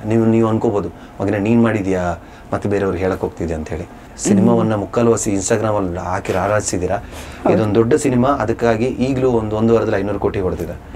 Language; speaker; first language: Kannada; non-native, local second language; Tulu